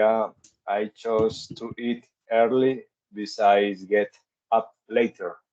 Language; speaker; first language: English; non-native, learner; Spanish